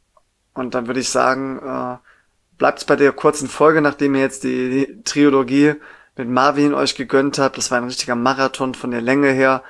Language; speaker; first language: German; native; German